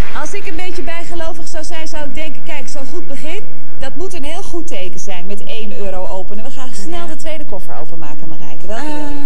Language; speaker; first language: Dutch; native; Dutch